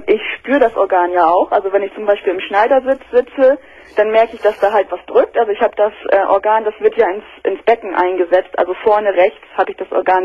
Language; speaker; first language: German; native; German